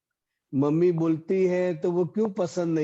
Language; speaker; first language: Hindi; non-native, local second language; Gujarati